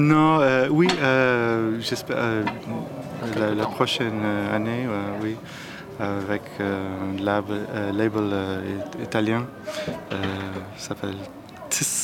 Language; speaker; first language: French; non-native, learner; Arabic